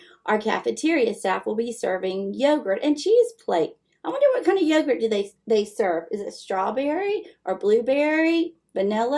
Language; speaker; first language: English; native; English